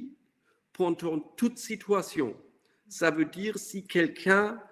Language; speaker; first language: French; non-native, fluent; German